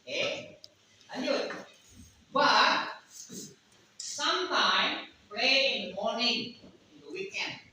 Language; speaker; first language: English; non-native, learner; Indonesian